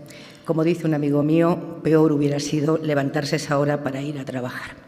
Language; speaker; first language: Spanish; native; Spanish